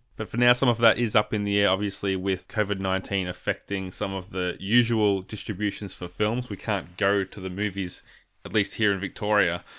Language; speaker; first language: English; native; English